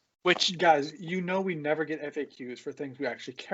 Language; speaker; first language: English; native; English